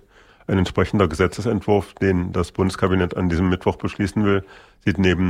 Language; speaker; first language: German; native; German